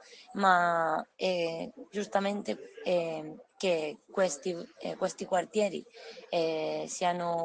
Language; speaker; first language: Italian; non-native, learner; Spanish